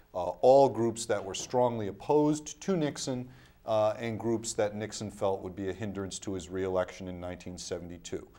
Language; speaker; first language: English; native; English